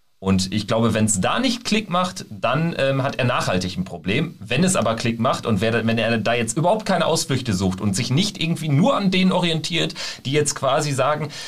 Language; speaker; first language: German; native; German